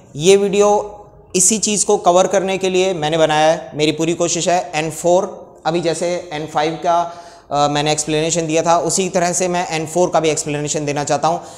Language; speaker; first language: Hindi; native; Hindi